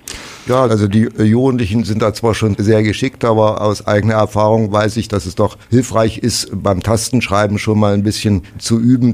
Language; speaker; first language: German; native; German